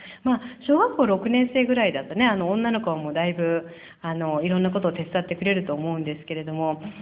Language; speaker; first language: Japanese; native; Japanese